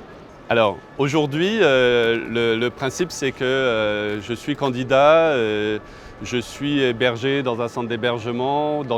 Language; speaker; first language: French; native; French